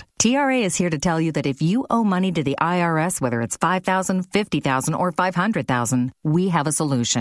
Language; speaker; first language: English; native; English